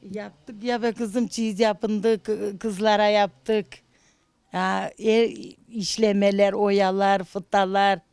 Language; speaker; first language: Turkish; native; Turkish